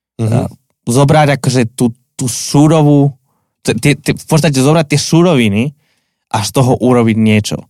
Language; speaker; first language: Slovak; non-native, fluent; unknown